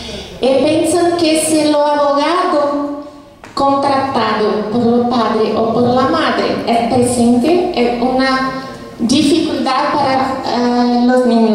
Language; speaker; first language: Spanish; non-native, fluent; Portuguese